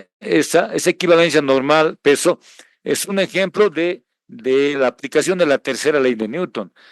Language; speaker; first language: Spanish; native; Spanish